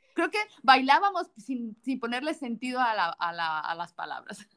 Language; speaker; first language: Spanish; native; Spanish